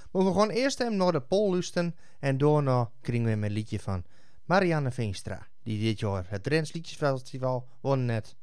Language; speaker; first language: Dutch; native; Dutch